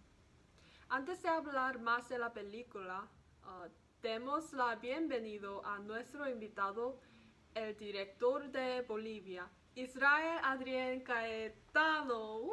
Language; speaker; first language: Spanish; non-native, learner; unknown